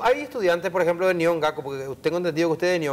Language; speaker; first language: Spanish; native; Spanish